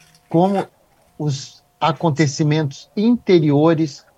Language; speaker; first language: Portuguese; native; Portuguese